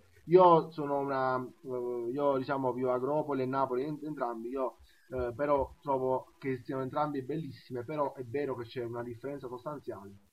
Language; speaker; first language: Italian; native; Italian